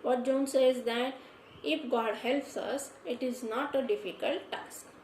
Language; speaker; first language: English; non-native, local second language; Marathi